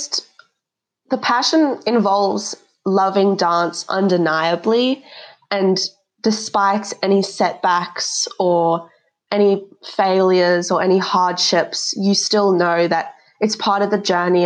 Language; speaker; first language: English; native; English